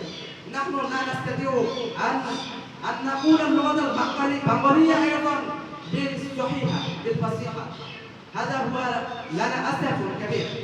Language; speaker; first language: Arabic; non-native, fluent; Bangla